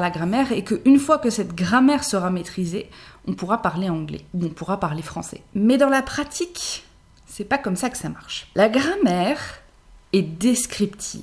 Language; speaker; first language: French; native; French